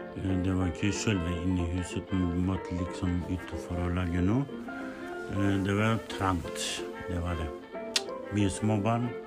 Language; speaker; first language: Norwegian; non-native, learner; Kurdish